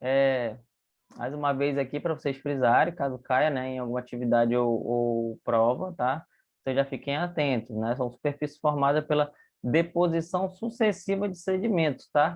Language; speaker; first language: Portuguese; native; Portuguese